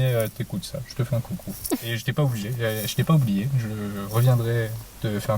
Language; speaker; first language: French; native; French